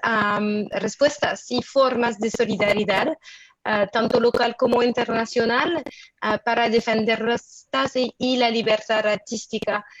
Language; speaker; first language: Spanish; non-native, fluent; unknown